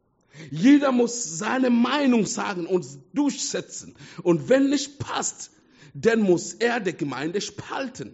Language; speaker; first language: German; non-native, fluent; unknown